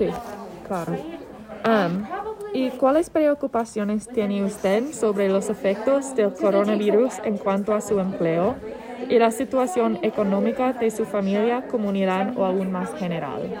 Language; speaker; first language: Spanish; non-native, learner; English